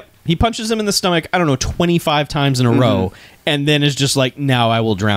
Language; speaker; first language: English; native; English